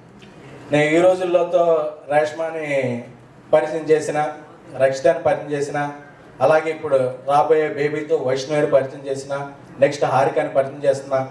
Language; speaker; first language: Telugu; native; Telugu